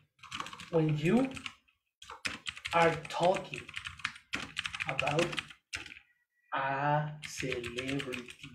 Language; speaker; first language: English; non-native, fluent; Spanish